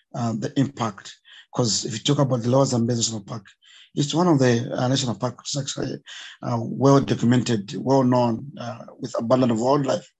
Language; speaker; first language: English; non-native, local second language; Bemba